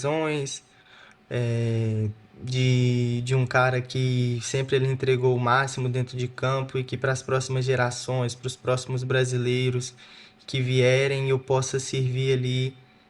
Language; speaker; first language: Portuguese; native; Portuguese